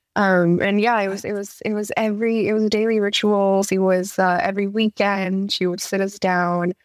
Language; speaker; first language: English; early bilingual, other home language; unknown